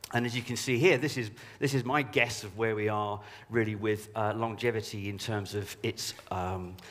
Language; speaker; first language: English; native; English